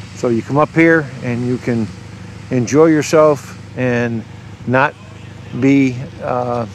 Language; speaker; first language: English; native; English